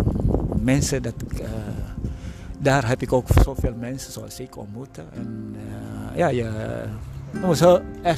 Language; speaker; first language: Dutch; non-native, fluent; Indonesian